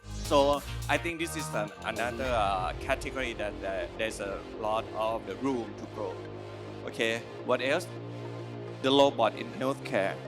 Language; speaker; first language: English; non-native, learner; Thai